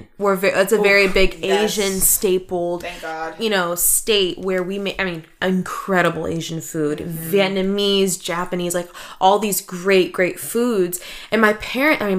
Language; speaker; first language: English; early bilingual, other home language; Russian